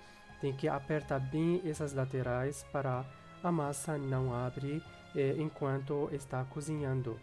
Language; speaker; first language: Portuguese; non-native, fluent; Arabic